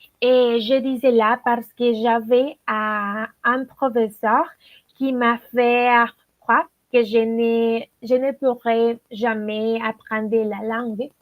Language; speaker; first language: French; non-native, learner; Spanish